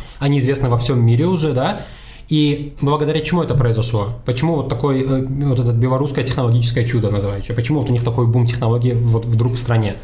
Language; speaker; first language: Russian; non-native, local second language; Tajik